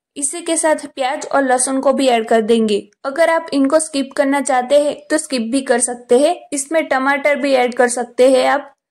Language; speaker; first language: Hindi; non-native, local second language; Gujarati